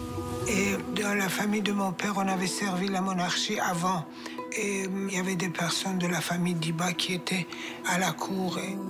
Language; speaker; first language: French; non-native, fluent; Persian